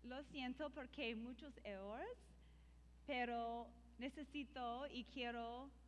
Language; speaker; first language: Spanish; non-native, learner; English